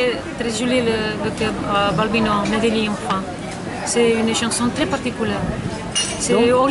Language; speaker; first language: French; non-native, learner; Catalan